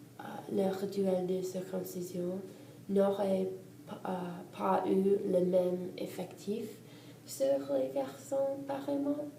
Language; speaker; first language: French; non-native, learner; English